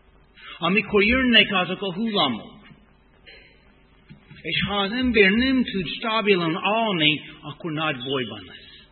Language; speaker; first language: Hungarian; non-native, fluent; English